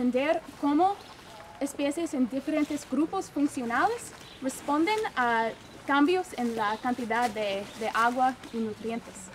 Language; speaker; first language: Spanish; non-native, fluent; English